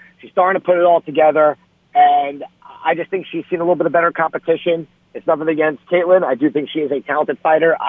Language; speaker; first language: English; native; English